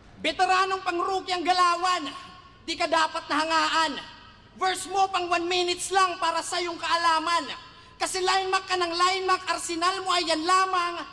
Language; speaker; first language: Filipino; native; Filipino